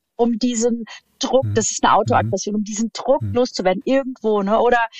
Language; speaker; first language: German; native; German